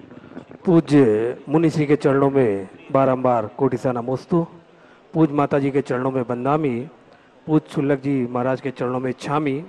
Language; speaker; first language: Hindi; native; Hindi